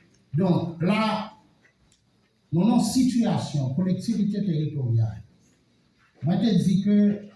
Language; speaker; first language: French; non-native, local second language; Haitian Creole